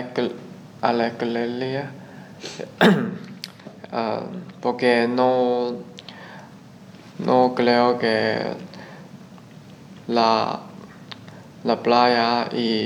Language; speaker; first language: Spanish; non-native, learner; Chinese